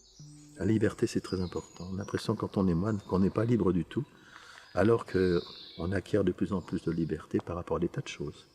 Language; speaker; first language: French; native; French